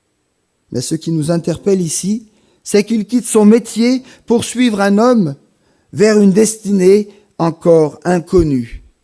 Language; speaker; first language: French; native; French